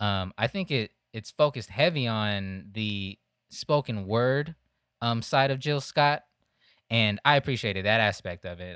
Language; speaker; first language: English; native; English